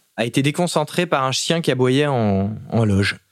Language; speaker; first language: French; native; French